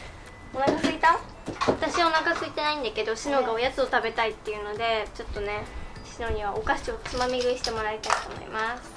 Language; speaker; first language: Japanese; native; Japanese